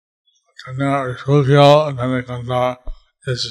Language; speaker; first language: Spanish; non-native, learner; English